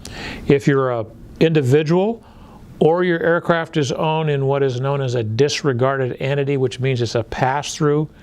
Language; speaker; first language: English; native; English